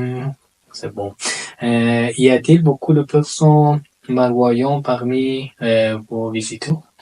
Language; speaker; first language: French; non-native, learner; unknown